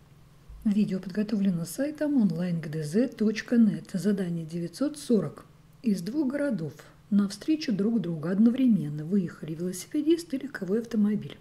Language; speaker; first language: Russian; native; Russian